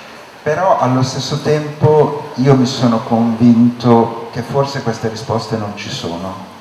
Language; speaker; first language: Italian; native; Italian